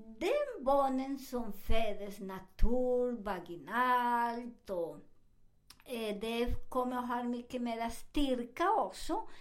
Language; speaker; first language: Swedish; non-native, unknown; Spanish